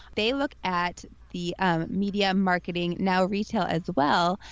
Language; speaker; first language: English; native; English